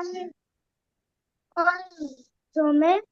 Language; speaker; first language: French; non-native, learner; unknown